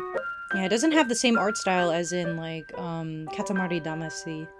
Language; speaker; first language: English; native; English